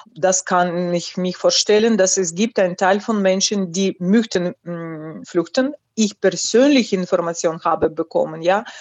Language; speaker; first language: German; non-native, learner; Ukrainian